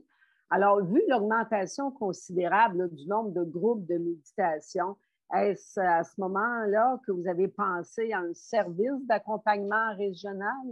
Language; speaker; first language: French; native; French